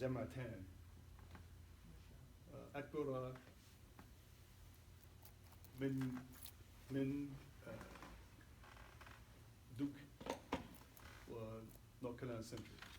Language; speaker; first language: Arabic; non-native, learner; English